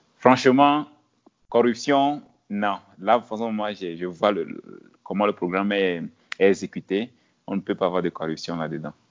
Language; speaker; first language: French; non-native, local second language; Ewe